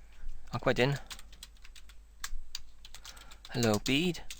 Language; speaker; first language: Welsh; non-native, learner; English